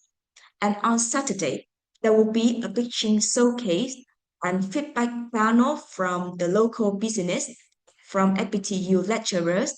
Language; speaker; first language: English; non-native, fluent; Vietnamese